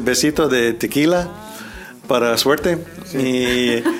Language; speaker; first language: Spanish; non-native, learner; English